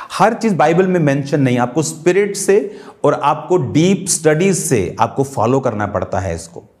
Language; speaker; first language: Hindi; non-native, local second language; Punjabi